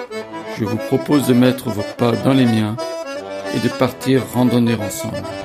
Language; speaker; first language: French; native; French